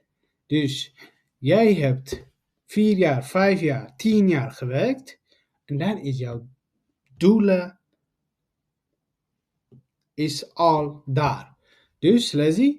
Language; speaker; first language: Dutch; non-native, learner; Tigrinya